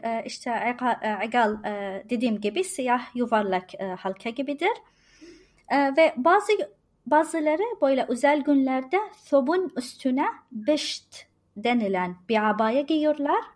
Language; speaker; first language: Turkish; non-native, learner; Arabic